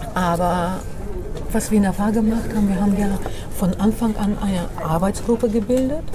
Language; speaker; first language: German; non-native, fluent; Russian